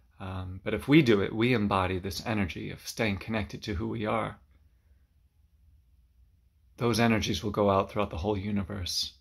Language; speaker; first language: English; native; English